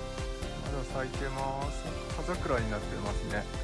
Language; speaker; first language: Japanese; native; Japanese